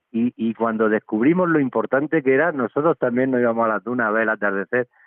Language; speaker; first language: Spanish; native; Spanish